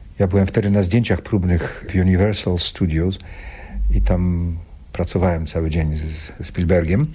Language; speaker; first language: Polish; native; Polish